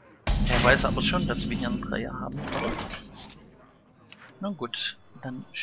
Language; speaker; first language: German; native; German